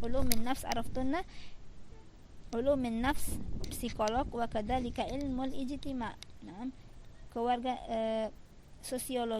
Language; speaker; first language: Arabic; non-native, fluent; Indonesian